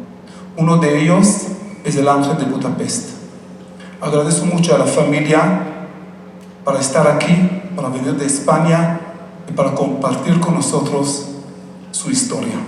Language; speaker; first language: Spanish; non-native, fluent; Hebrew